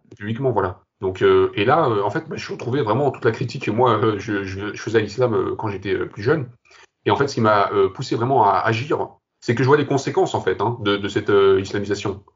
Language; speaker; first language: French; early bilingual, other home language; Kabyle